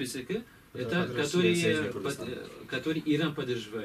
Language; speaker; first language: Russian; non-native, learner; Kurdish